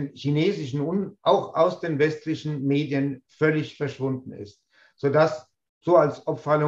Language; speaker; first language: German; native; German